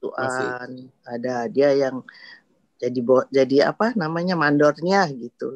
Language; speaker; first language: Indonesian; native; Indonesian